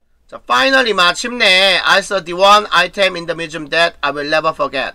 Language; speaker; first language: English; non-native, fluent; Korean